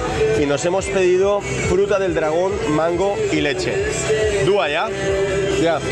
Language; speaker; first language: Spanish; native; Spanish